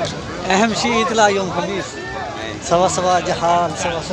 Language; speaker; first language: Arabic; non-native, learner; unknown